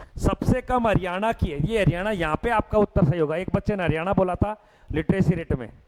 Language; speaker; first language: Hindi; native; Hindi